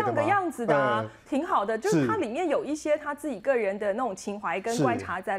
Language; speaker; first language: Chinese; native; Chinese